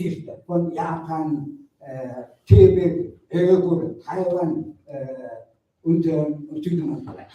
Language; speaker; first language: German; non-native, learner; Mongolian